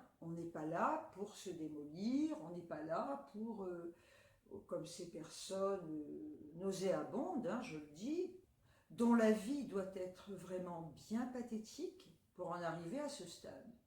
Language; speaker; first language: French; native; French